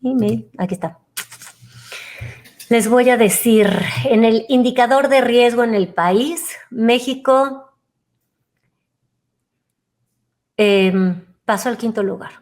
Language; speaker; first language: Spanish; native; Spanish